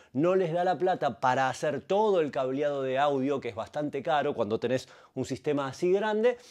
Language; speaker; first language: Spanish; native; Spanish